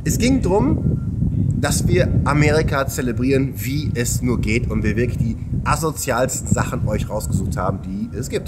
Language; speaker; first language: German; native; German